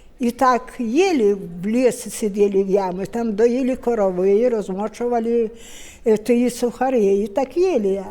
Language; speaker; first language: Ukrainian; native; Ukrainian